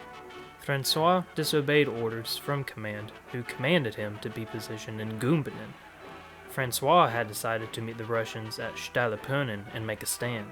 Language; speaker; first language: English; native; English